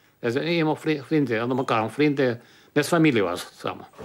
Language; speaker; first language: Dutch; non-native, learner; Polish